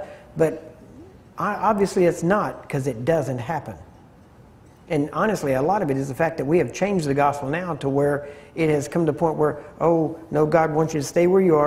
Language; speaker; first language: English; native; English